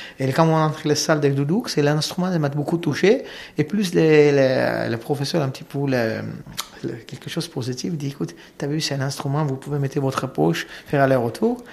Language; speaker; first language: French; non-native, learner; Armenian